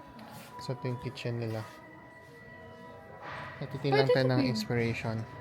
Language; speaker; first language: Filipino; native; Filipino